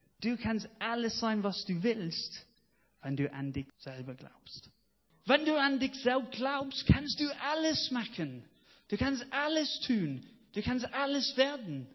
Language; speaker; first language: German; non-native, fluent; English